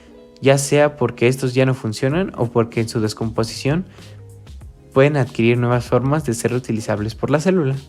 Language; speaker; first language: Spanish; native; Spanish